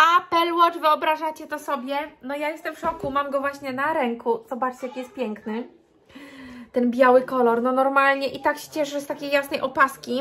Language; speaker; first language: Polish; native; Polish